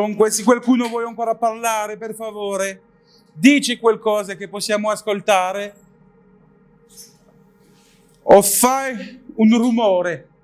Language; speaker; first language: Italian; non-native, learner; French